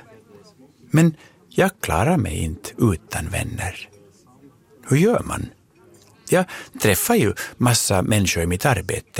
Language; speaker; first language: Swedish; native; Swedish